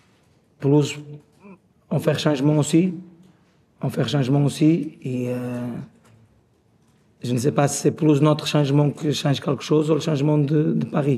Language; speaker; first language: French; non-native, learner; Portuguese